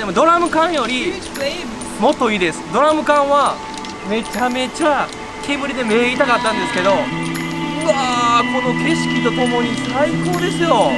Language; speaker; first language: Japanese; native; Japanese